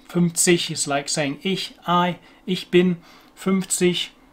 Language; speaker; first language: German; non-native, fluent; English